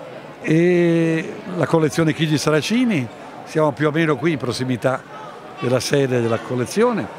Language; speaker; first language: Italian; native; Italian